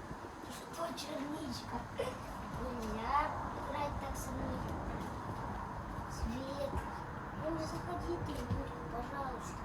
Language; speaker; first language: Russian; native; Russian